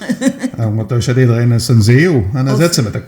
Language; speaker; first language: Dutch; native; Dutch